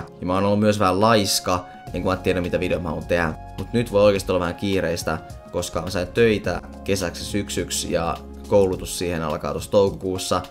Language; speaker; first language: Finnish; native; Finnish